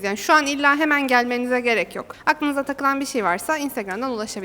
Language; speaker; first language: Turkish; native; Turkish